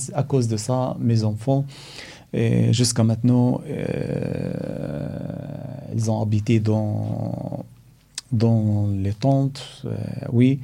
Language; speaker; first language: French; non-native, fluent; Arabic